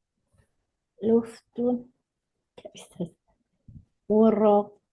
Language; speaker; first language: Arabic; non-native, learner; Indonesian